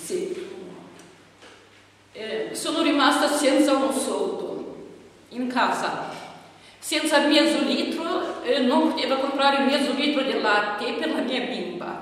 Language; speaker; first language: Italian; non-native, fluent; Romanian